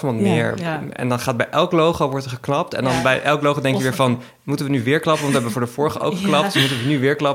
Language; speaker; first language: Dutch; native; Dutch